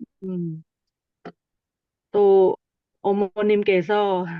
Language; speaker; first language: Korean; non-native, learner; Thai